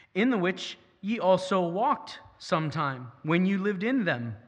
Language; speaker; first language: English; native; English